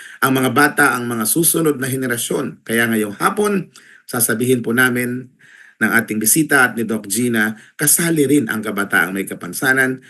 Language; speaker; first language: Filipino; native; Filipino